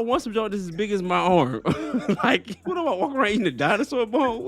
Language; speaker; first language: English; native; English